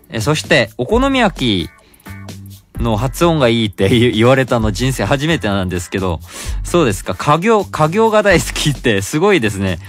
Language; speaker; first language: Japanese; non-native, fluent; Korean